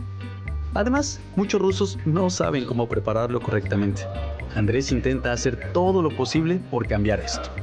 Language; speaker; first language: Spanish; native; Spanish